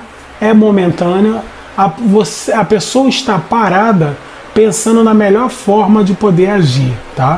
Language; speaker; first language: Portuguese; native; Portuguese